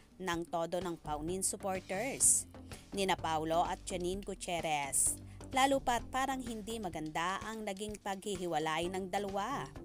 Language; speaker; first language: Filipino; native; Filipino